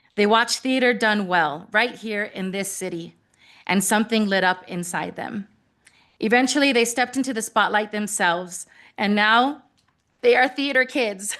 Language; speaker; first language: English; native; English